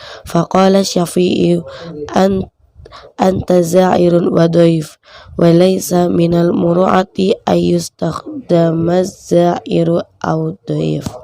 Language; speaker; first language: Arabic; non-native, learner; Indonesian